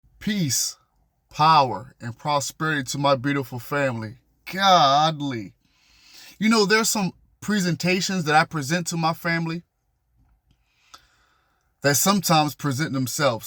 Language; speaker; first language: English; native; English